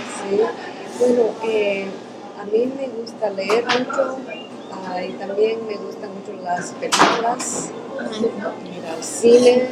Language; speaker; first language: Spanish; early bilingual, other home language; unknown